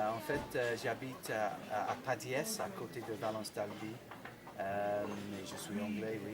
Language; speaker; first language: French; non-native, fluent; English